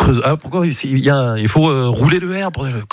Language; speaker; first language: French; native; French